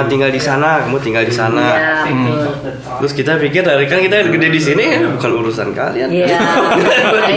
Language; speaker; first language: Indonesian; early bilingual, heritage; Indonesian